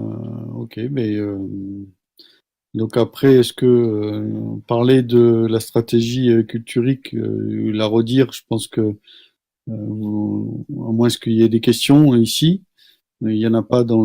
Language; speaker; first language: French; native; French